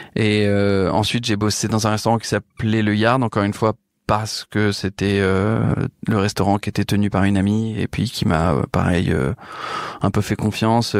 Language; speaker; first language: French; native; French